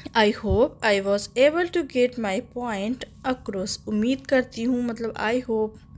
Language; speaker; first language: Hindi; native; Hindi